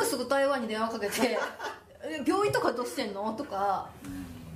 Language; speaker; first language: Japanese; native; Japanese